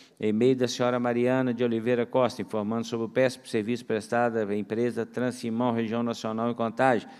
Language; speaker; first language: Portuguese; native; Portuguese